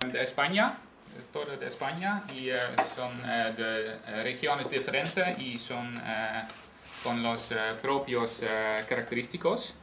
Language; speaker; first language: Spanish; non-native, learner; Dutch